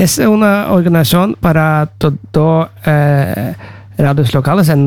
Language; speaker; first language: Spanish; non-native, learner; Norwegian